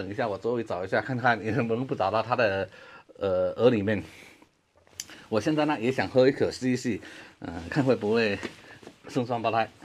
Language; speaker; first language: Chinese; native; Chinese